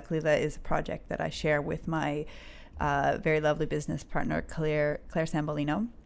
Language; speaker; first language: English; native; English